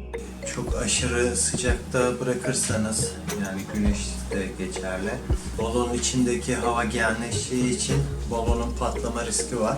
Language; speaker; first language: Turkish; native; Turkish